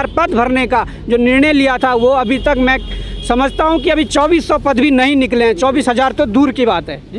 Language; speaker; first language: Hindi; native; Hindi